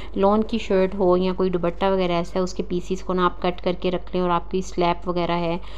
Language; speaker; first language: Urdu; native; Urdu